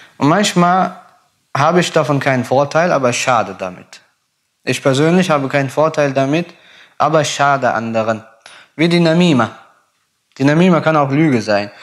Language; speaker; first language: German; non-native, fluent; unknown